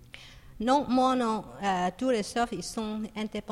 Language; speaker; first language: French; non-native, learner; Chinese